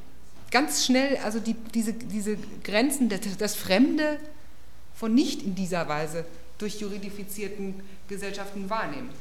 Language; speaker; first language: German; native; German